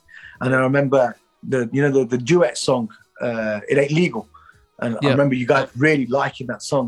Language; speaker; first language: English; native; English